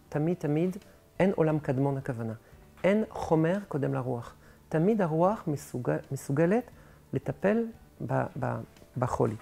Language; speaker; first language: Hebrew; non-native, fluent; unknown